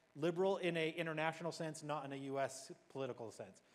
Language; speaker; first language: English; native; English